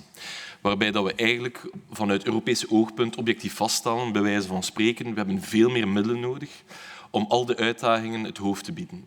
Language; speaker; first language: Dutch; native; Dutch